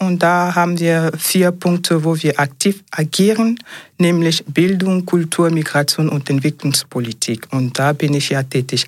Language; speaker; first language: German; non-native, fluent; French